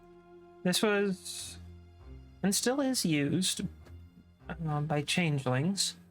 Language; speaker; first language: English; native; English